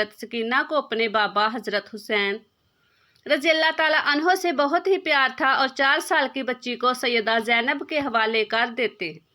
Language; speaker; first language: Urdu; native; Urdu